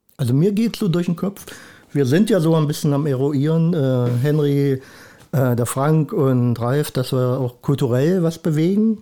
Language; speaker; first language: German; native; German